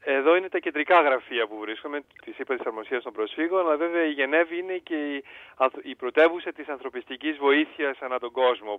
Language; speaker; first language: Greek; early bilingual, heritage; Greek